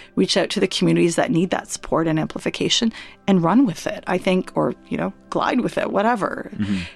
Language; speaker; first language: English; native; English